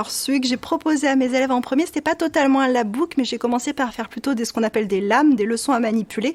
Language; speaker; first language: French; native; French